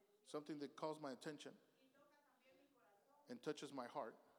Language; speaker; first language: English; early bilingual, other home language; Spanish